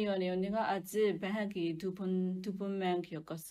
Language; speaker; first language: Korean; non-native, learner; Burmese